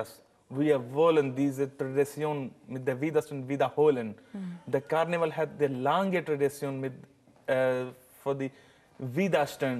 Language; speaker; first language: German; non-native, learner; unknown